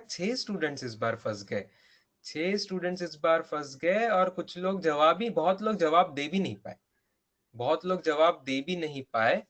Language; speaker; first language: Hindi; non-native, local second language; Marathi